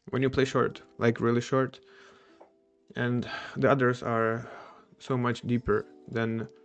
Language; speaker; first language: English; non-native, fluent; Czech